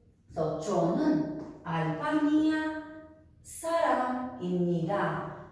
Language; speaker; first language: Korean; non-native, fluent; Albanian